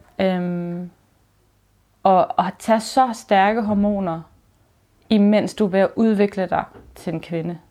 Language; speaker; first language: Danish; early bilingual, other home language; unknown